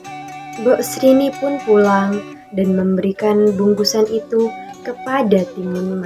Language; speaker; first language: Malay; non-native, local second language; Javanese